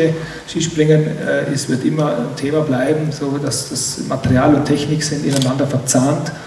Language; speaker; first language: German; native; German